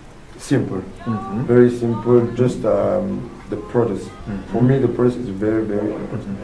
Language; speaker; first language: English; non-native, learner; French